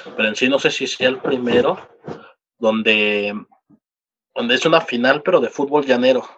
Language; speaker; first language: Spanish; native; Spanish